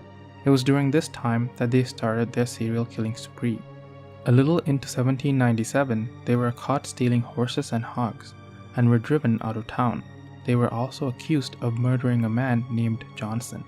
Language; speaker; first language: English; native; English